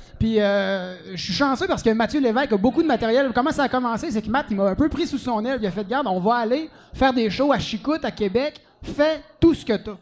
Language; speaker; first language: French; native; French